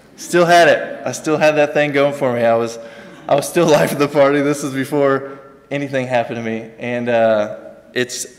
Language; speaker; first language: English; native; English